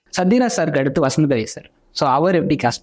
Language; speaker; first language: Tamil; native; Tamil